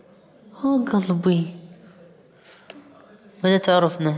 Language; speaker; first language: Arabic; native; Arabic